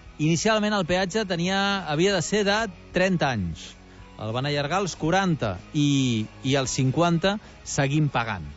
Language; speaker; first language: Catalan; native; Catalan